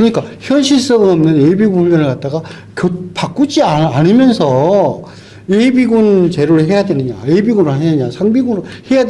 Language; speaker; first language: Korean; native; Korean